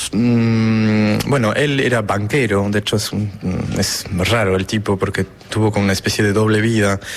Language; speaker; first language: Spanish; non-native, fluent; French